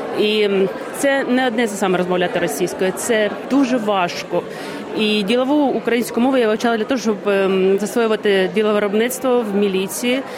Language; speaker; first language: Ukrainian; non-native, local second language; Russian